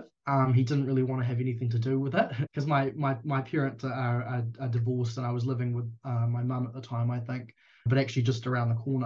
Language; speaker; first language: English; native; English